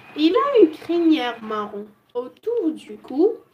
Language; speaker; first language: French; non-native, local second language; Arabic